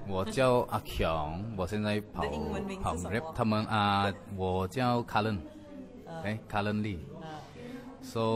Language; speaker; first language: Chinese; early bilingual, heritage; Chinese